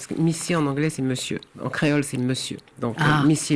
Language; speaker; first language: French; native; French